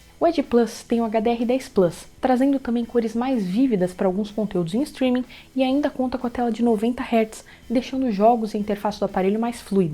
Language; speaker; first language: Portuguese; native; Portuguese